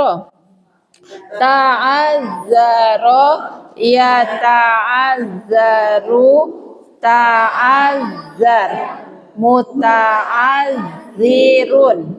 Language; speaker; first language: Arabic; non-native, fluent; Indonesian